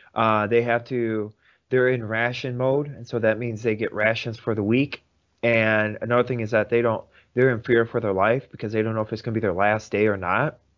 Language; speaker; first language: English; early bilingual, other home language; Russian